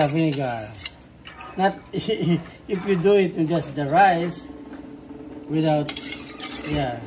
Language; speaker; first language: English; non-native, local second language; Filipino